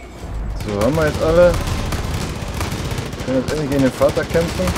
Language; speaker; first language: German; native; German